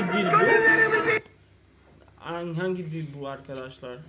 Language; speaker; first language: Turkish; non-native, learner; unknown